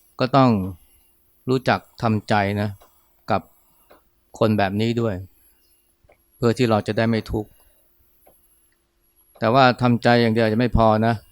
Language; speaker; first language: Thai; native; Thai